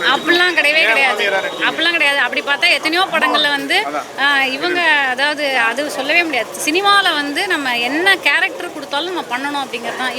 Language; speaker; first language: Tamil; native; Tamil